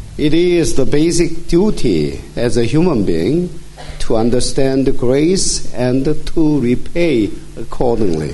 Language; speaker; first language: English; non-native, fluent; Korean